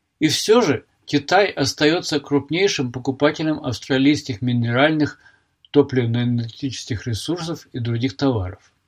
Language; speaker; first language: Russian; native; Russian